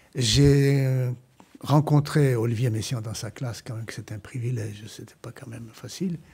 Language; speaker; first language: French; non-native, fluent; Greek